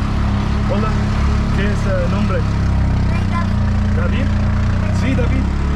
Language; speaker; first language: Spanish; non-native, learner; English